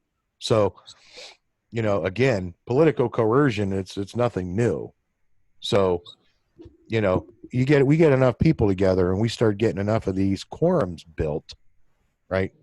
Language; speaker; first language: English; native; English